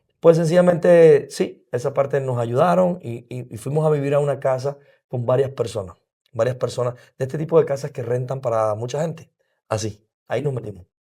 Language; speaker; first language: Spanish; native; Spanish